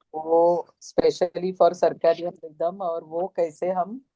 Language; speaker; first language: Hindi; non-native, local second language; Marathi